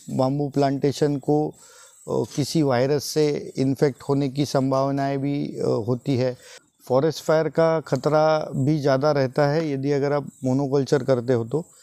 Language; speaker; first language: Hindi; non-native, local second language; Marathi